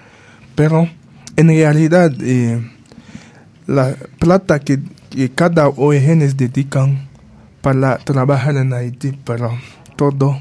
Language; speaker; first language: Spanish; non-native, fluent; Haitian Creole